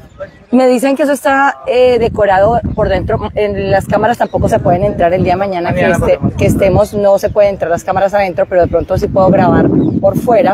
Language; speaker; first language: Spanish; native; Spanish